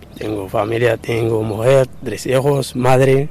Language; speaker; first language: Spanish; non-native, learner; Arabic